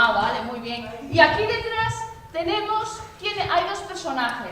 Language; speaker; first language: Spanish; native; Spanish